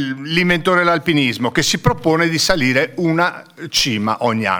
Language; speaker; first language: Italian; native; Italian